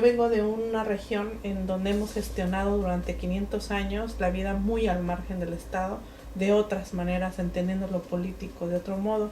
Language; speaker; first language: Spanish; non-native, local second language; Mixtepec Mixtec